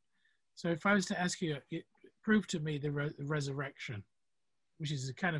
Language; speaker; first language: English; native; English